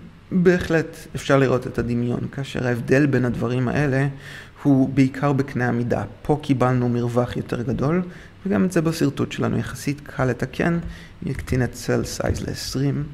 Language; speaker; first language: Hebrew; native; Hebrew